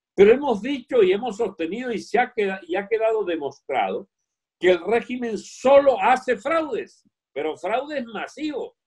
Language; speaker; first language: Spanish; native; Spanish